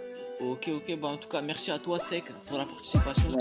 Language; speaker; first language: French; native; French